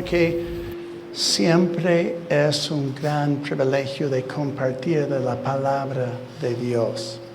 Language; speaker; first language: Spanish; non-native, fluent; English